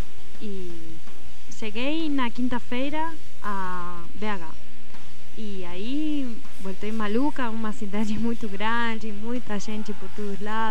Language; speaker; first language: Portuguese; non-native, learner; Spanish